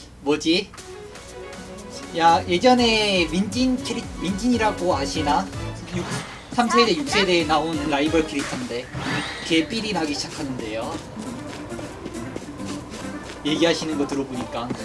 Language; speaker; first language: Korean; native; Korean